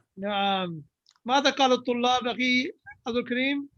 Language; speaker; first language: Arabic; non-native, fluent; English